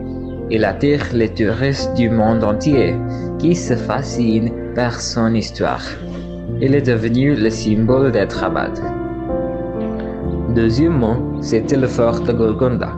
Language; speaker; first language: French; non-native, learner; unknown